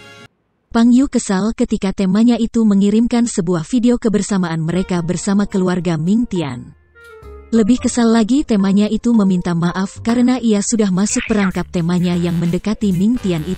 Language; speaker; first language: Indonesian; native; Indonesian